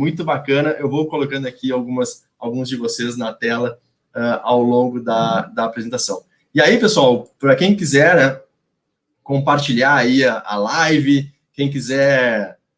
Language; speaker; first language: Portuguese; native; Portuguese